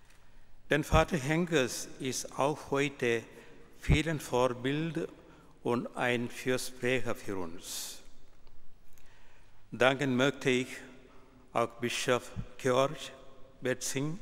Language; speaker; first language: German; non-native, fluent; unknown